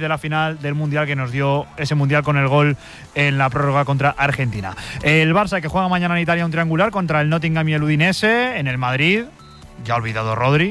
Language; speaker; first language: Spanish; native; Spanish